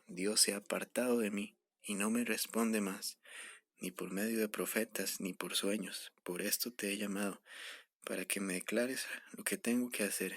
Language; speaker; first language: Spanish; native; Spanish